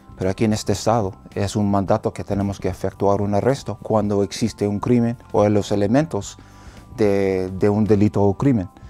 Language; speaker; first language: Spanish; non-native, fluent; English